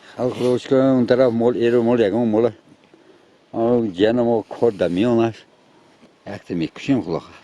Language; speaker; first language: Tajik; native; Tajik